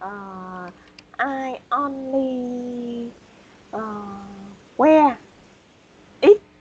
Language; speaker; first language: English; non-native, learner; Vietnamese